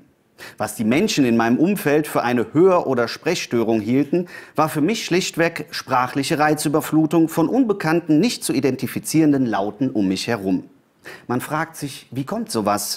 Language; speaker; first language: German; native; German